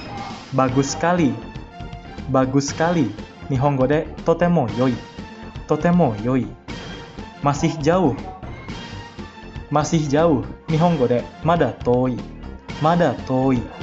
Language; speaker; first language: Japanese; non-native, fluent; Indonesian